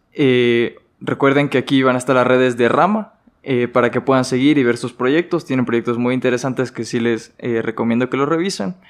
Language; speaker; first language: Spanish; native; Spanish